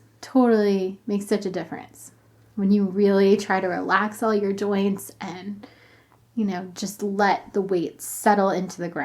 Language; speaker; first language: English; native; English